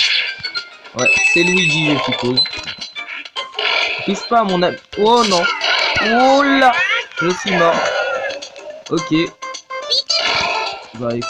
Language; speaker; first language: French; native; French